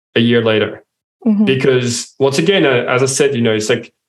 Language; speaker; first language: English; non-native, fluent; French